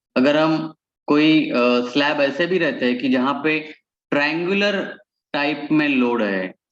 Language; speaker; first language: Hindi; non-native, local second language; Marathi